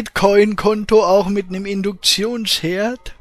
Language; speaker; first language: German; native; German